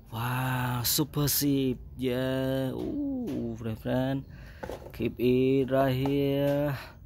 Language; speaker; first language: English; non-native, learner; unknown